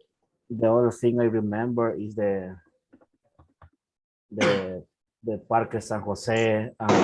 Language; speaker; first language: English; non-native, learner; Spanish